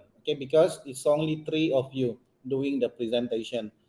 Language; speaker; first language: English; non-native, local second language; Malay